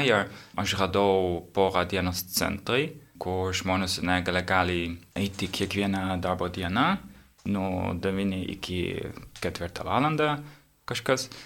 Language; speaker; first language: Lithuanian; non-native, learner; English